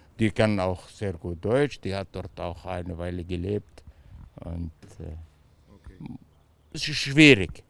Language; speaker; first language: German; non-native, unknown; Arabic